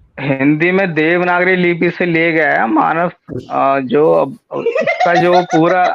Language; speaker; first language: Hindi; native; Hindi